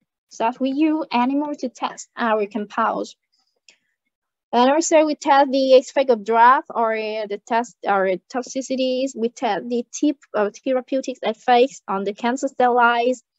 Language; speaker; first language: English; non-native, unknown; Vietnamese